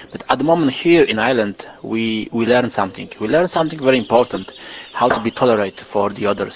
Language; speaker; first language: English; non-native, learner; Polish